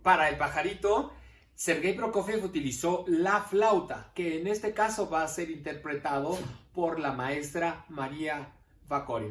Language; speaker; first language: Spanish; native; Spanish